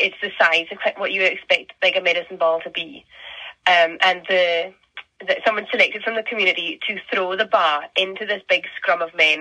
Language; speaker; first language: English; native; English